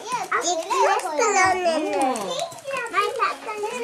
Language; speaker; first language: Icelandic; non-native, local second language; Dutch